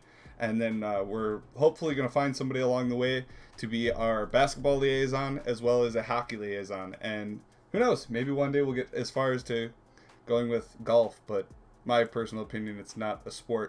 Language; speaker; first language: English; native; English